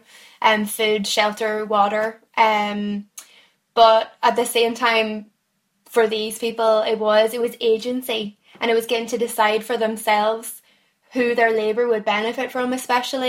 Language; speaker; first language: English; native; English